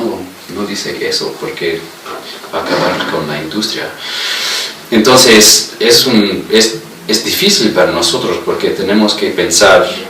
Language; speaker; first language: Spanish; non-native, fluent; English